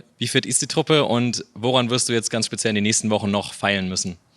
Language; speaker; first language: German; native; German